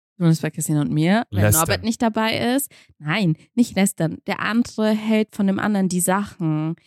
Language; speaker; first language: German; early bilingual, other home language; Kazakh